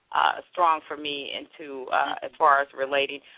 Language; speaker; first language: English; native; English